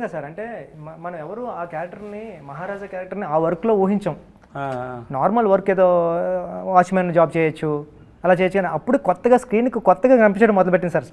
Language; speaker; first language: Telugu; native; Telugu